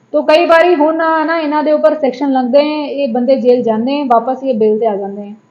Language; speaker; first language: Hindi; non-native, local second language; Punjabi